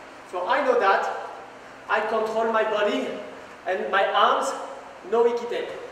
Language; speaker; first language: English; non-native, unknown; French